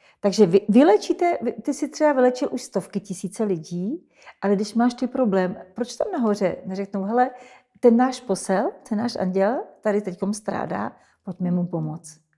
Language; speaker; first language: Czech; native; Czech